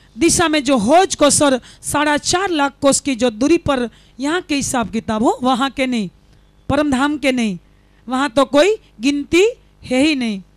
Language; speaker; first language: Hindi; non-native, local second language; Gujarati